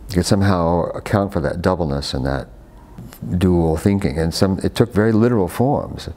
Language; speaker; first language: English; native; English